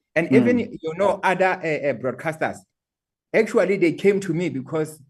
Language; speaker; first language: English; non-native, local second language; Southern Sotho